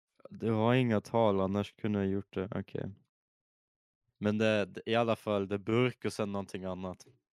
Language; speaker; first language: Swedish; native; Swedish